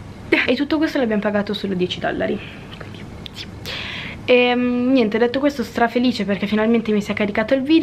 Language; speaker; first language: Italian; native; Italian